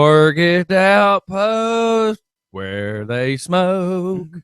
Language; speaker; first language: English; native; English